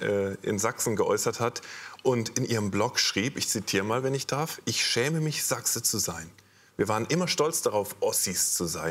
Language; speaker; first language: German; native; German